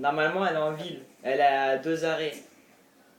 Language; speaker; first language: French; native; French